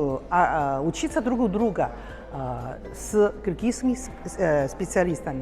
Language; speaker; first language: Russian; non-native, fluent; Chinese